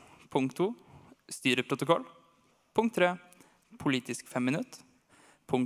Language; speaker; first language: Norwegian; native; Norwegian